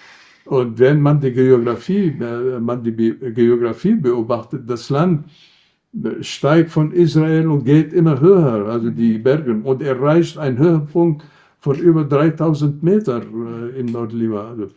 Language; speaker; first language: German; non-native, fluent; Arabic